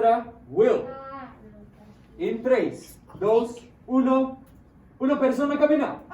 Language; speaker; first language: Spanish; non-native, fluent; English